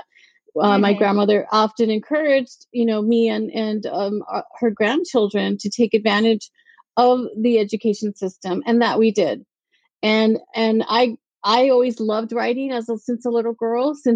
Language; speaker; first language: English; native; English